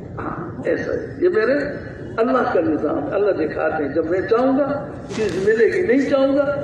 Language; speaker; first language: Urdu; non-native, local second language; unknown